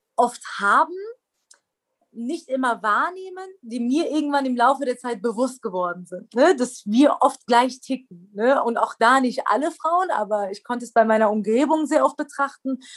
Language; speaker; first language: German; early bilingual, other home language; Persian